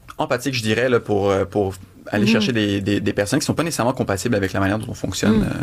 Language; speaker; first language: French; early bilingual, other home language; Arabic